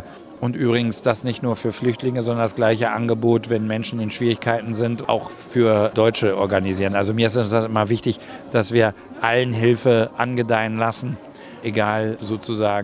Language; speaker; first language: German; native; German